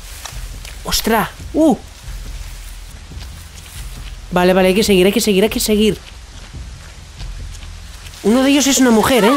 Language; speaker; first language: Spanish; native; Spanish